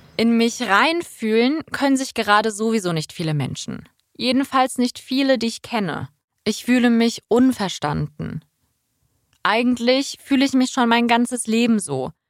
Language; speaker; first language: German; early bilingual, other home language; Persian